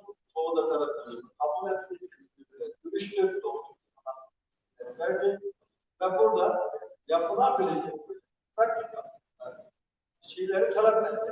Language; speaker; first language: Turkish; non-native, fluent; Uyghur